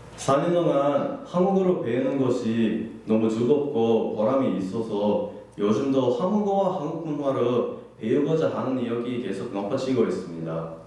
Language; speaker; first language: Korean; non-native, fluent; English